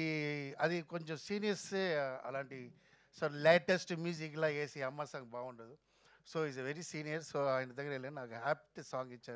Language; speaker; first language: Telugu; non-native, local second language; Tamil